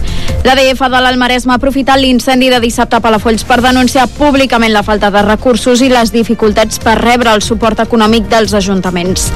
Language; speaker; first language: Catalan; native; Catalan